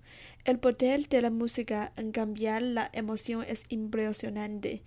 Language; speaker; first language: Spanish; non-native, learner; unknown